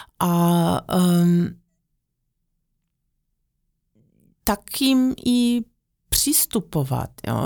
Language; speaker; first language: Czech; non-native, fluent; German